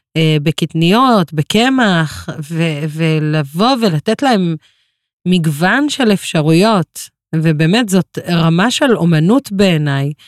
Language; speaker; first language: Hebrew; non-native, local second language; Arabic